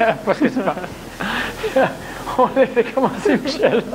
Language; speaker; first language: French; native; French